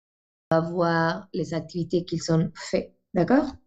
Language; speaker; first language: French; non-native, fluent; Spanish